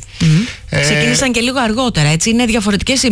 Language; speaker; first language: Greek; native; Greek